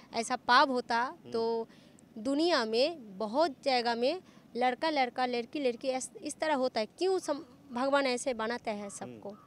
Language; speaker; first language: Hindi; non-native, local second language; Bangla